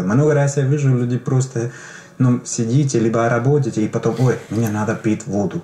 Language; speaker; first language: Russian; non-native, learner; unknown